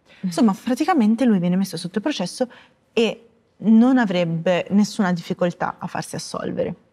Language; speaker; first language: Italian; native; Italian